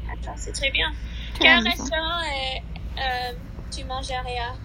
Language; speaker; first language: French; non-native, learner; English